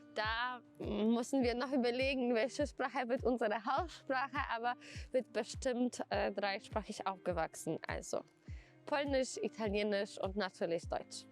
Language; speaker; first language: German; non-native, fluent; Polish